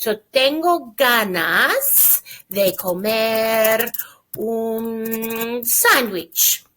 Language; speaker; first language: Spanish; non-native, fluent; English